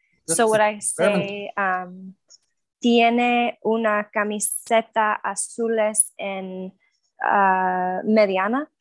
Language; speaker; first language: Spanish; non-native, learner; English